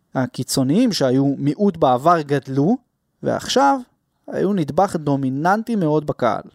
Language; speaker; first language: Hebrew; native; Hebrew